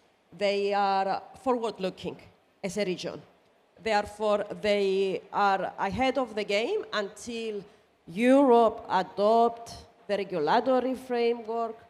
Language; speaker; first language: English; non-native, fluent; Greek